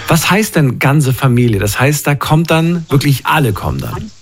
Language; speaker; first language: German; native; German